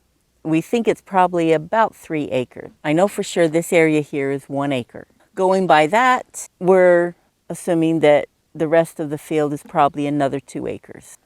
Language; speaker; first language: English; native; English